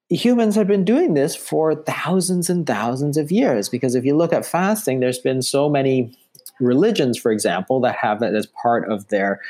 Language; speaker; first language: English; native; English